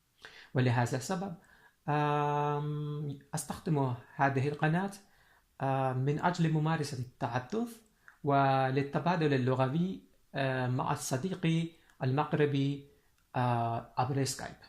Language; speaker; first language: Arabic; non-native, fluent; Persian